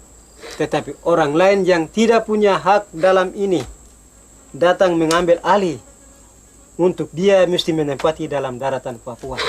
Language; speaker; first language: Indonesian; non-native, local second language; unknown